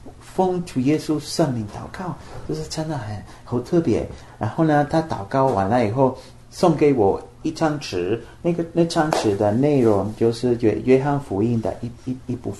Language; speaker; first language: Chinese; non-native, fluent; Spanish